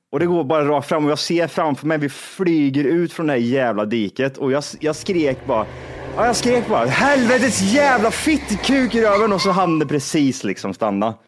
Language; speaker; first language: Swedish; early bilingual, other home language; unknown